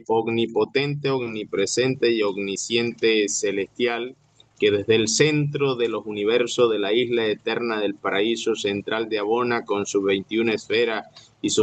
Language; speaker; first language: Spanish; native; Spanish